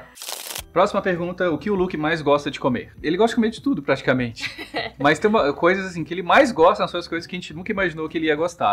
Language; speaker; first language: Portuguese; native; Portuguese